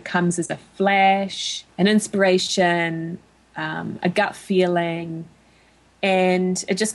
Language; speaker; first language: English; native; English